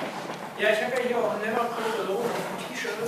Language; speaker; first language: German; native; German